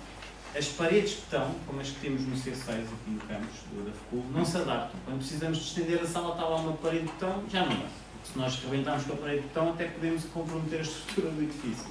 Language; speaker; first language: Portuguese; native; Portuguese